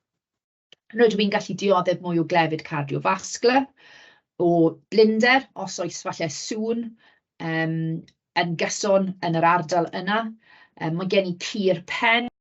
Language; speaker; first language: Welsh; native; Welsh